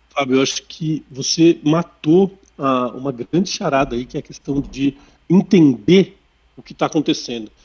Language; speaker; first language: Portuguese; native; Portuguese